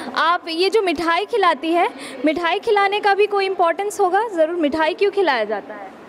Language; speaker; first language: Hindi; non-native, local second language; Bangla